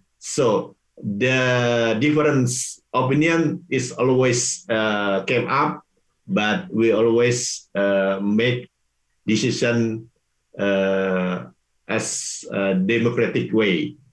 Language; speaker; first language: English; non-native, learner; Indonesian